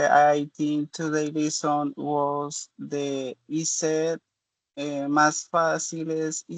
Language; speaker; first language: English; non-native, learner; Spanish